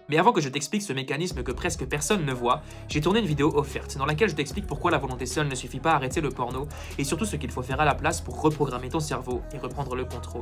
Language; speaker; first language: French; native; French